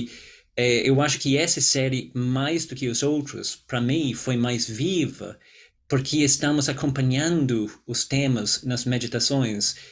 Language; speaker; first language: Portuguese; non-native, fluent; English